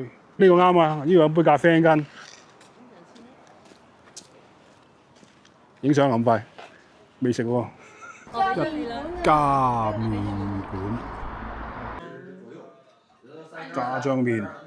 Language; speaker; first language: Cantonese; native; Cantonese